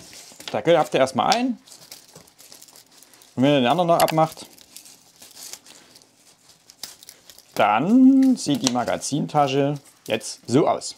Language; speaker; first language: German; native; German